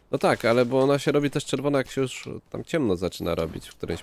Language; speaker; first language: Polish; native; Polish